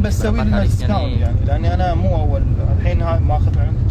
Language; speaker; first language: Arabic; native; Arabic